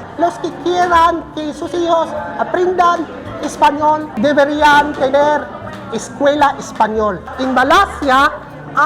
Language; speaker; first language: Spanish; non-native, fluent; Filipino